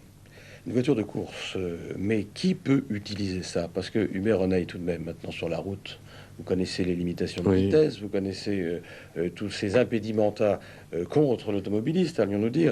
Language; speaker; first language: French; native; French